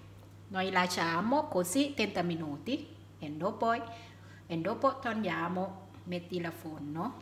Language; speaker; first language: Italian; non-native, learner; Thai